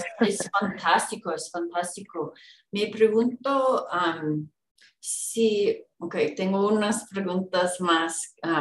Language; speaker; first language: Spanish; non-native, fluent; English